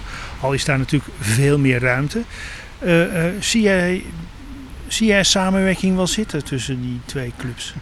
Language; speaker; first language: Dutch; native; Dutch